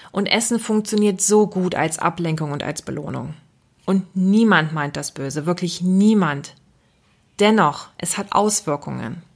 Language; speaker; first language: German; native; German